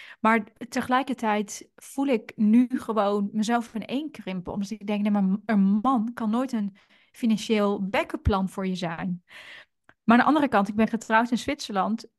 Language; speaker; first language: Dutch; native; Dutch